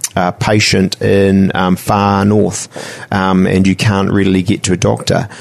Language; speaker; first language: English; native; English